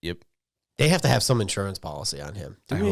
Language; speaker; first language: English; native; English